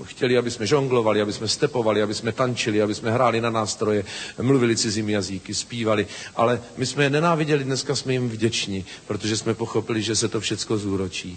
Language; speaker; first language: Czech; native; Czech